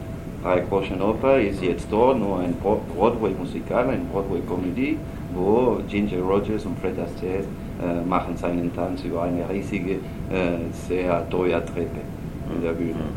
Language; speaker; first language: German; non-native, learner; Spanish